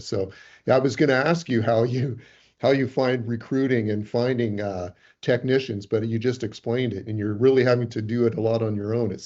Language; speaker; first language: English; native; English